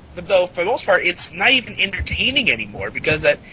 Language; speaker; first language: English; native; English